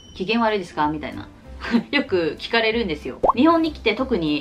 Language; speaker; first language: Japanese; non-native, fluent; Cantonese